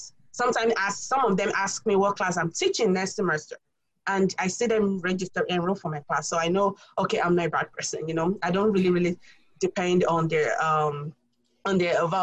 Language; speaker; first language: English; non-native, local second language; Yoruba